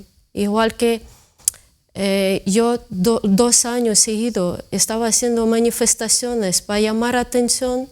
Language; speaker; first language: Spanish; non-native, fluent; Ukrainian